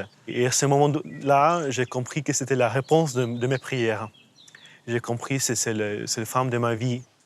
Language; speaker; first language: French; non-native, fluent; Ukrainian